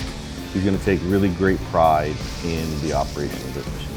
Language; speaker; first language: English; native; English